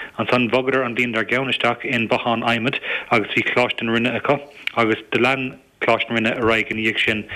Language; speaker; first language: Irish; native; Irish